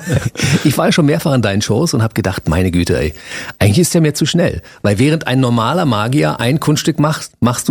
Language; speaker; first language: German; native; German